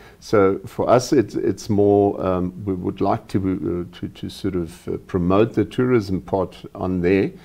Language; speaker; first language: English; non-native, local second language; German